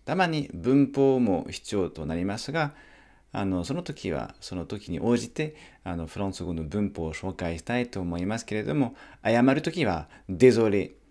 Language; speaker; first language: Japanese; non-native, fluent; French